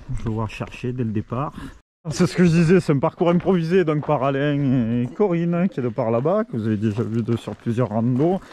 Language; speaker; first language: French; native; French